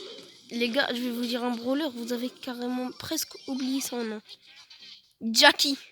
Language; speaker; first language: French; native; French